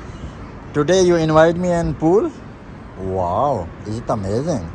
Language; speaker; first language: English; non-native, learner; Urdu